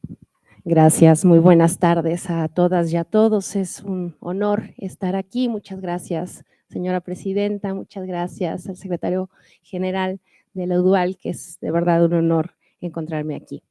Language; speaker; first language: Spanish; native; Spanish